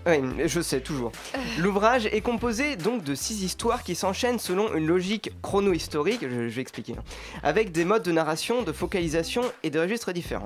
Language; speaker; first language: French; native; French